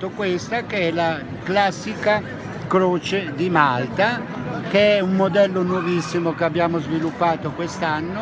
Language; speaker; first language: Italian; native; Italian